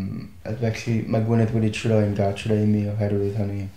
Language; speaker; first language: Welsh; non-native, fluent; English